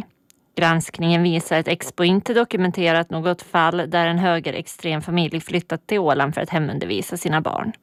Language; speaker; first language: Swedish; native; Swedish